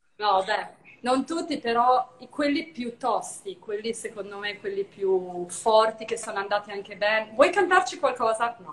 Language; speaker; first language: Italian; native; Italian